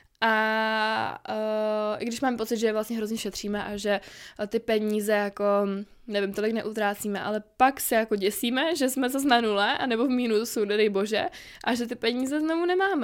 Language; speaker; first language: Czech; native; Czech